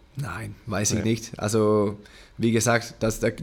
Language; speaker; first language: German; non-native, fluent; Danish